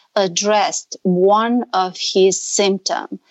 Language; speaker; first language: English; non-native, fluent; Romanian